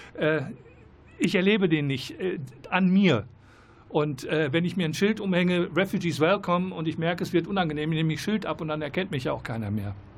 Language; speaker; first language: German; native; German